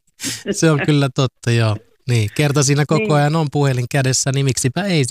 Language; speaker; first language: Finnish; native; Finnish